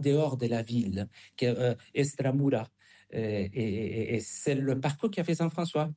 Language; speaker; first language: French; non-native, fluent; Spanish